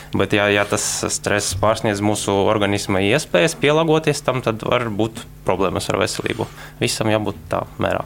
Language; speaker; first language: Latvian; non-native, local second language; Russian